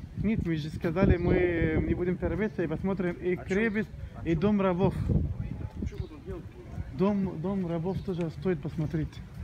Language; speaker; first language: Russian; non-native, learner; Arabic